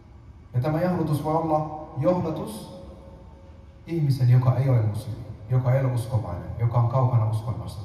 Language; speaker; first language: Finnish; early bilingual, other home language; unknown